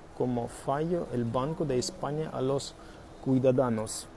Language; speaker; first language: Spanish; non-native, learner; Russian